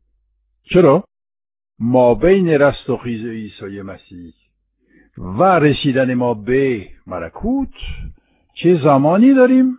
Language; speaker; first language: Persian; non-native, fluent; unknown